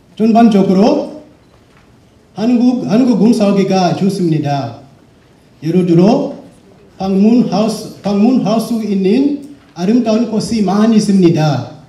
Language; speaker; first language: Korean; non-native, learner; Shona